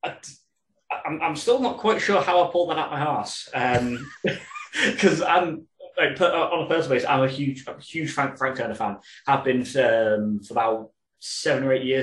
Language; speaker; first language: English; native; English